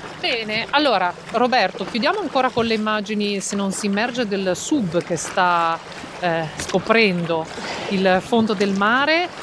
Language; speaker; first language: Italian; native; Italian